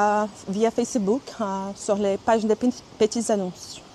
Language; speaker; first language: French; non-native, fluent; Portuguese